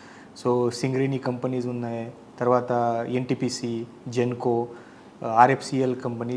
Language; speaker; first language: Telugu; non-native, learner; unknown